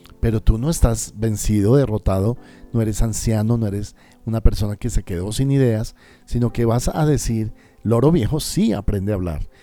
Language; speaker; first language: Spanish; native; Spanish